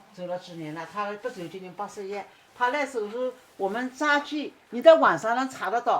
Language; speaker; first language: Chinese; native; Chinese